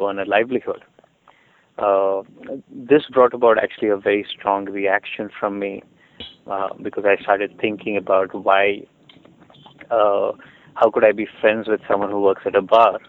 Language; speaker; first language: English; non-native, local second language; Hindi